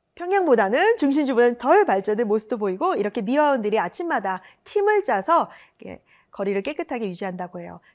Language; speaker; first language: Korean; native; Korean